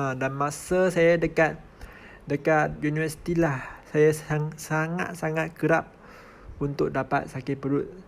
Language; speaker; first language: Malay; non-native, local second language; Chinese